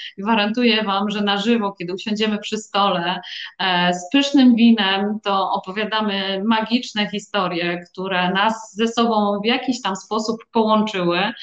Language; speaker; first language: Polish; native; Polish